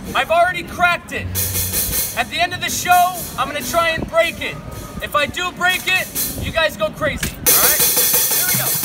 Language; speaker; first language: English; native; English